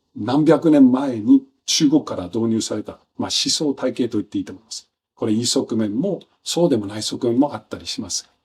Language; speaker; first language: Japanese; non-native, fluent; Danish